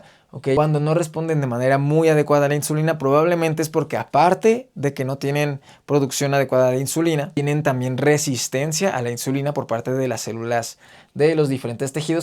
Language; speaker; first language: Spanish; native; Spanish